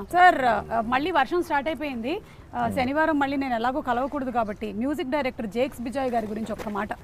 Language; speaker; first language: Telugu; native; Telugu